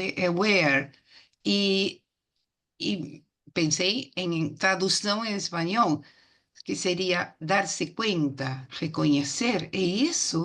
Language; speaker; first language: Portuguese; non-native, fluent; Spanish